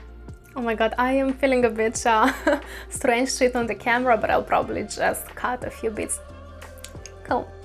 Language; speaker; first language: English; non-native, fluent; Russian